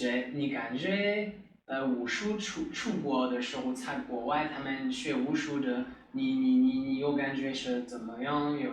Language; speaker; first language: Chinese; non-native, learner; French